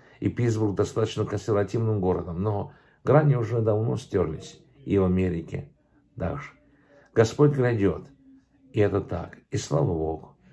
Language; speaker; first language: Russian; early bilingual, other home language; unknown